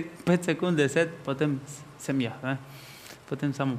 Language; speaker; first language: Slovenian; non-native, learner; Spanish